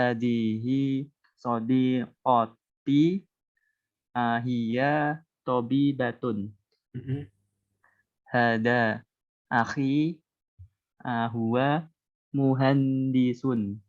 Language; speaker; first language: Arabic; non-native, learner; Indonesian